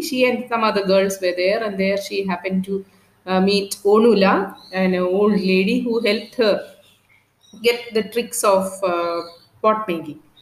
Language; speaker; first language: English; non-native, local second language; Malayalam